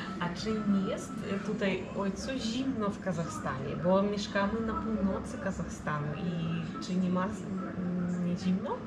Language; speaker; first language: Polish; early bilingual, heritage; Russian